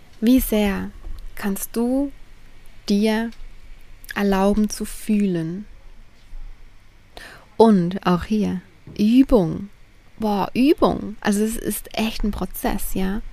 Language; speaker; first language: German; native; German